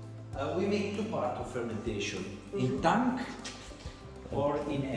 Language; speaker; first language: English; non-native, learner; Italian